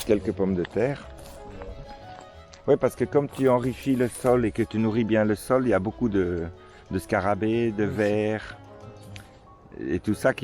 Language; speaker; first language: French; native; French